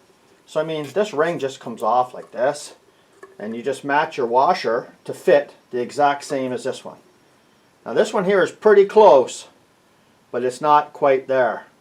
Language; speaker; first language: English; native; English